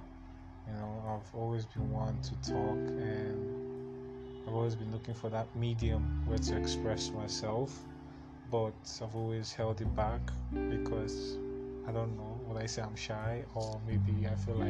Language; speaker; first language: English; non-native, local second language; Igbo